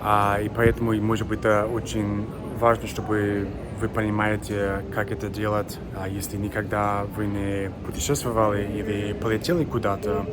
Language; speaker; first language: Russian; non-native, learner; English